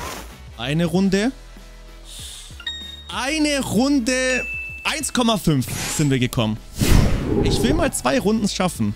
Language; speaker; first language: German; native; German